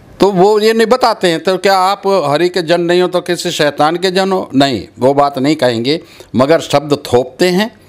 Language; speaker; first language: Hindi; native; Hindi